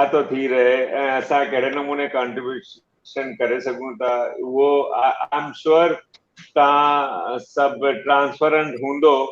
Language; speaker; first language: Sindhi; early bilingual, heritage; Sindhi